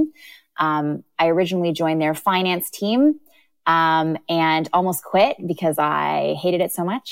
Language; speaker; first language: English; native; English